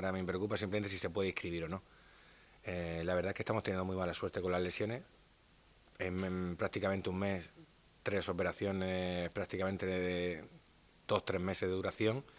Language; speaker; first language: Spanish; native; Spanish